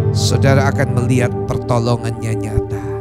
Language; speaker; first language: Indonesian; native; Indonesian